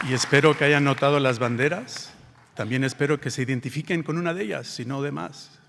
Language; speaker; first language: Spanish; early bilingual, heritage; Spanish